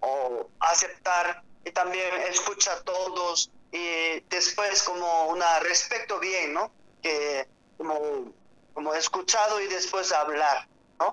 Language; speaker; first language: Spanish; non-native, learner; Korean